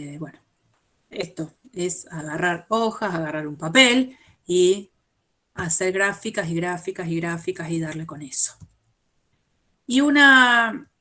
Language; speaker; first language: Spanish; native; Spanish